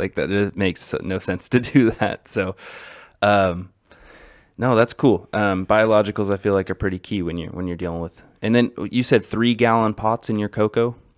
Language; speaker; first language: English; native; English